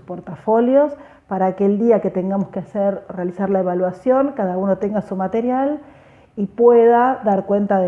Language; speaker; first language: Spanish; native; Spanish